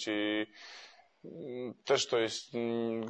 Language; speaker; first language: Polish; non-native, fluent; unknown